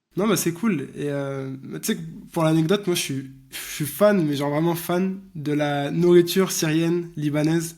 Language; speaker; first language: French; native; French